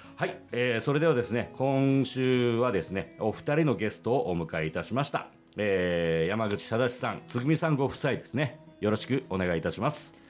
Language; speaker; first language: Japanese; native; Japanese